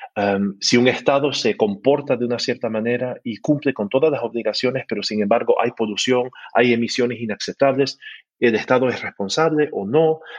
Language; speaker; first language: Spanish; non-native, fluent; English